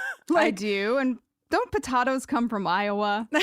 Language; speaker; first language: English; native; English